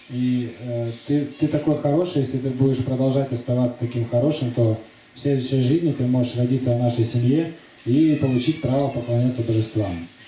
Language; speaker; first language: Russian; native; Russian